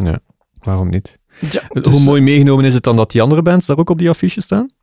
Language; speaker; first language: Dutch; native; Dutch